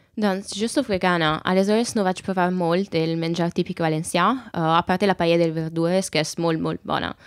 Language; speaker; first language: Catalan; non-native, fluent; Italian